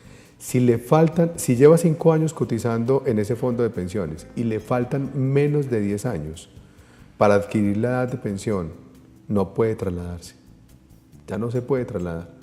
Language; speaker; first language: Spanish; native; Spanish